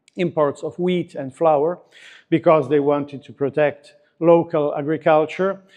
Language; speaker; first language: English; non-native, fluent; Italian